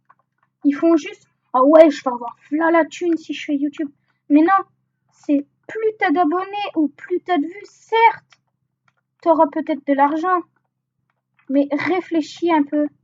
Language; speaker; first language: French; native; French